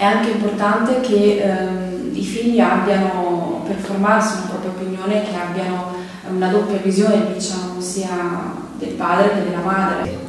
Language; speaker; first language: Italian; native; Italian